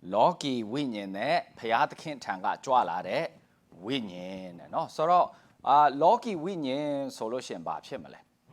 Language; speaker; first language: Burmese; non-native, local second language; Tedim Chin